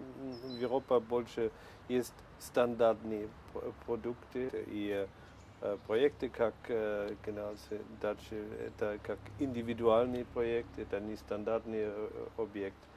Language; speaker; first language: Russian; non-native, learner; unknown